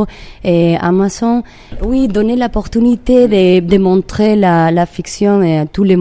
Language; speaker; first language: French; non-native, learner; Spanish